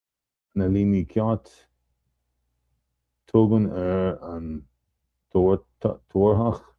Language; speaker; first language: Irish; non-native, learner; English